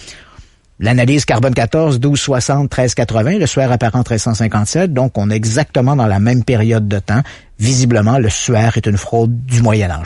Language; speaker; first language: French; native; French